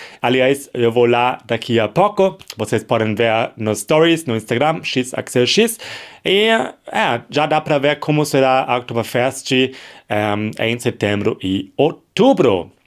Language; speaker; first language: Portuguese; non-native, fluent; German